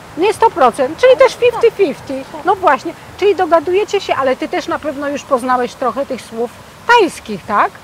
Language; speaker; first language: Polish; native; Polish